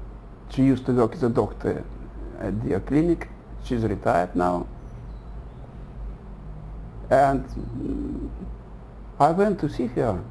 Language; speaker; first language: English; non-native, fluent; Russian